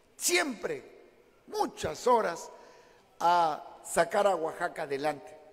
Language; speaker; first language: Spanish; native; Spanish